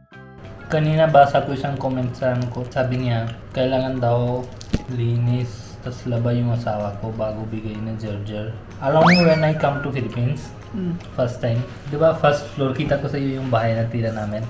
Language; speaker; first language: Filipino; non-native, learner; Hindi